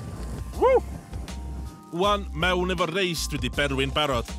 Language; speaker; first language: Welsh; native; Welsh